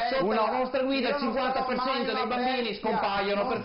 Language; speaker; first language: Italian; native; Italian